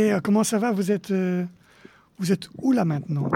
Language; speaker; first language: French; native; French